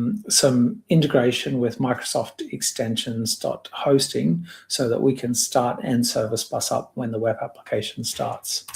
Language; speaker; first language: English; native; English